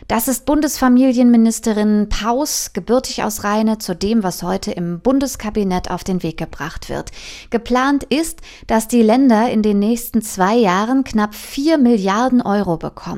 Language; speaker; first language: German; native; German